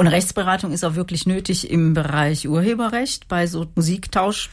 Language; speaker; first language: German; native; German